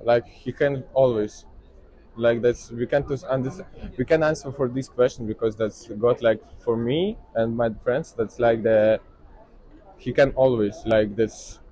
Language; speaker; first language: English; non-native, learner; Russian